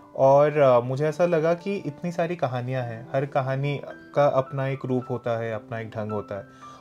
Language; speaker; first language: Hindi; non-native, local second language; Bangla